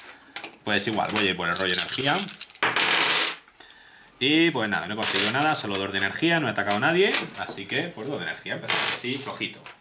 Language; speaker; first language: Spanish; native; Spanish